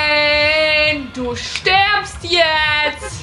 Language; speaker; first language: German; non-native, learner; English